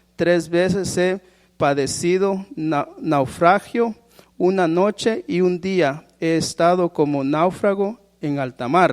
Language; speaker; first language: Spanish; native; Spanish